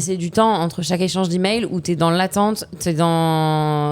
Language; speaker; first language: French; native; French